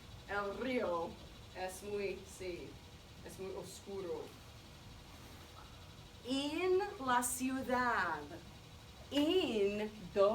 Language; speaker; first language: Spanish; non-native, fluent; English